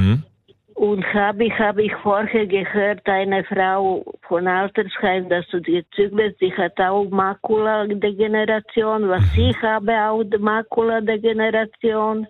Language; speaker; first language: German; non-native, learner; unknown